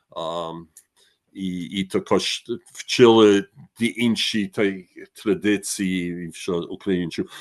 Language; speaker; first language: Ukrainian; early bilingual, heritage; Ukrainian